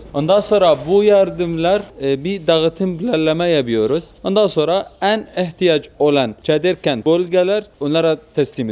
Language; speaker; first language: Turkish; non-native, fluent; Arabic